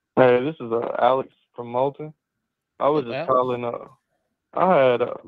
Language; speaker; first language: English; native; English